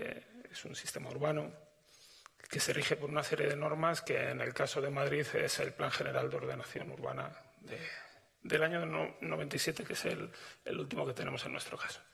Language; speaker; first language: Spanish; native; Spanish